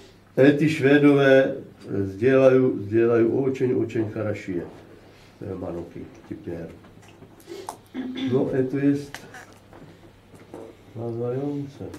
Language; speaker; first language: Czech; non-native, learner; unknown